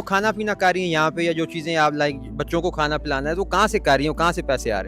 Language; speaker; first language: Urdu; native; Urdu